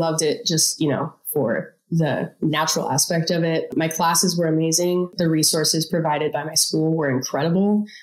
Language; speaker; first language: English; native; English